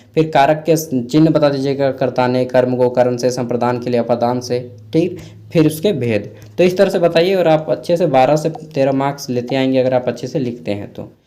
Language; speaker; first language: Hindi; non-native, local second language; Magahi